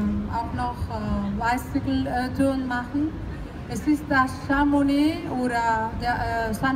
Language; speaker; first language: German; non-native, fluent; Greek